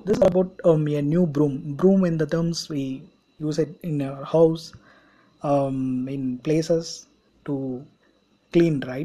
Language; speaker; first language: English; non-native, local second language; Tamil